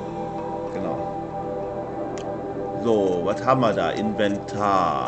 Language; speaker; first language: German; native; German